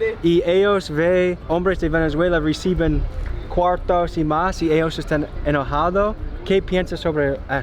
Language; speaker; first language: Spanish; non-native, learner; English